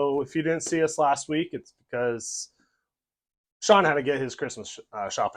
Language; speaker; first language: English; native; English